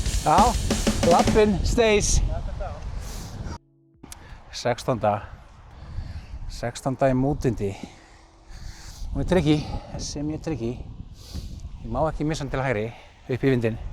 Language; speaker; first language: Icelandic; native; Icelandic